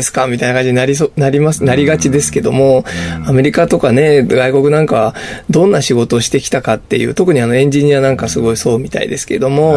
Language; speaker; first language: Japanese; native; Japanese